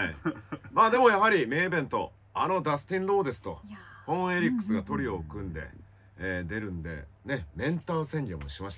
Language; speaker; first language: Japanese; native; Japanese